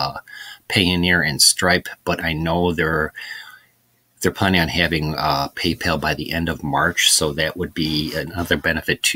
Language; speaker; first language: English; native; English